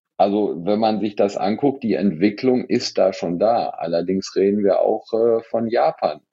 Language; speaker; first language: German; native; German